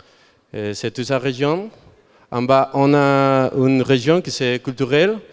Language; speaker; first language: French; non-native, learner; Spanish